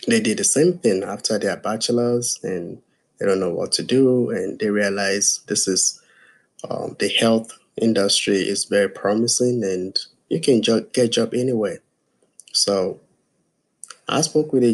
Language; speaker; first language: English; non-native, local second language; Yoruba